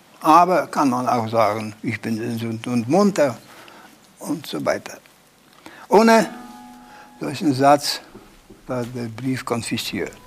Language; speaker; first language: German; non-native, learner; Polish